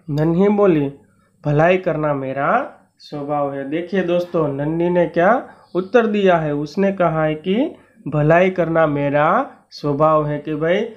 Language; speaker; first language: Hindi; non-native, local second language; Gujarati